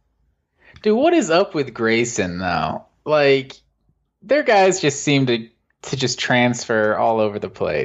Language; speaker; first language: English; native; English